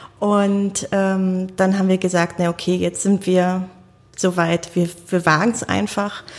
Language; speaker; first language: German; native; German